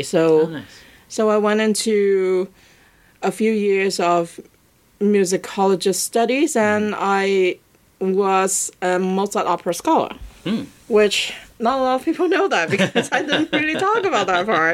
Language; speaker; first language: English; non-native, local second language; Cantonese